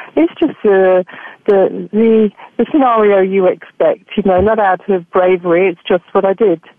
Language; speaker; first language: English; native; English